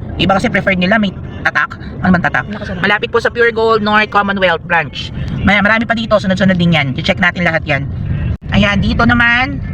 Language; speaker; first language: Filipino; native; Filipino